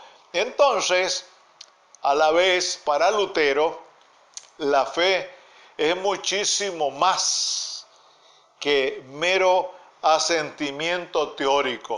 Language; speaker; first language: Spanish; native; Spanish